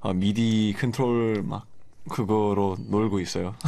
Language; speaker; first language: Korean; non-native, fluent; English